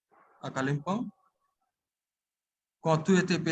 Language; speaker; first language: French; non-native, fluent; Bangla